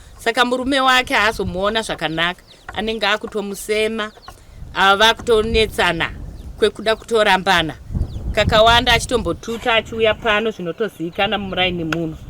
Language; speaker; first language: Shona; native; Shona